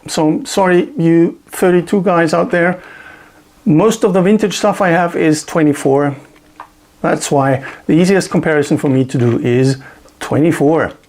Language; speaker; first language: English; non-native, fluent; German